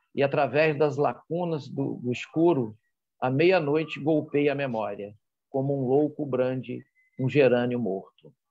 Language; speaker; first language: Portuguese; native; Portuguese